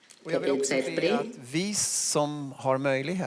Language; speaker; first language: Swedish; native; Swedish